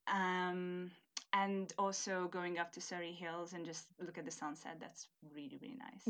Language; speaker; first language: English; non-native, fluent; Hungarian